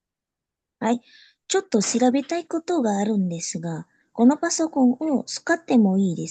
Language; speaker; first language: Japanese; non-native, learner; Indonesian